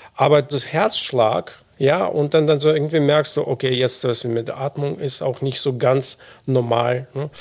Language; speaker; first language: German; non-native, fluent; Russian